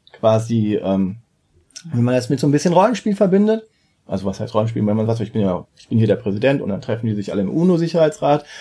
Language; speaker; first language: German; native; German